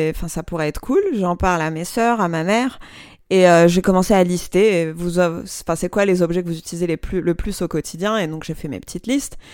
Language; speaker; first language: French; non-native, local second language; Arabic